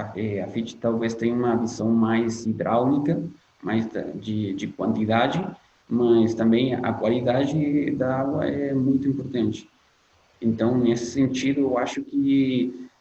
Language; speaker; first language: Portuguese; non-native, fluent; Spanish